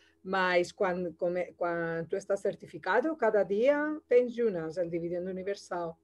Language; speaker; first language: Spanish; non-native, learner; Portuguese